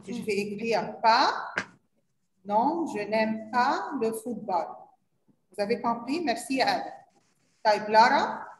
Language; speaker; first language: French; non-native, learner; Arabic